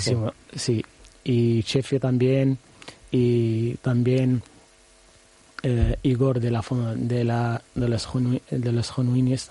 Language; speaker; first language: Spanish; non-native, learner; Arabic